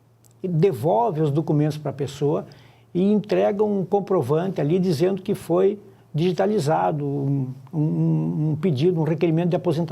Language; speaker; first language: Portuguese; native; Portuguese